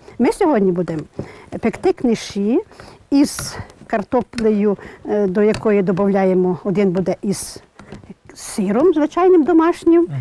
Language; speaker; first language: Ukrainian; native; Ukrainian